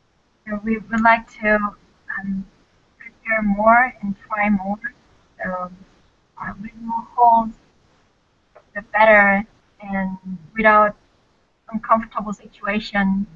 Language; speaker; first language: English; non-native, learner; Korean